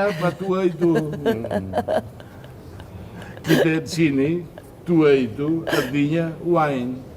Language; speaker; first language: Indonesian; non-native, fluent; Tetum